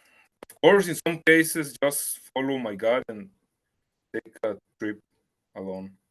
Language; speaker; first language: English; non-native, learner; Spanish